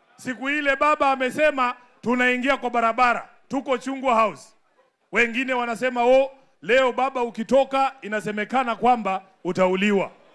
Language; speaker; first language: Swahili; non-native, local second language; Luyia